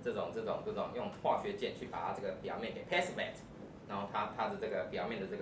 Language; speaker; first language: Chinese; native; Chinese